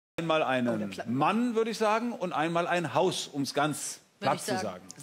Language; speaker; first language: German; native; German